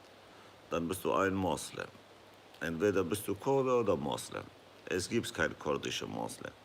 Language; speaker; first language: German; non-native, fluent; Kurdish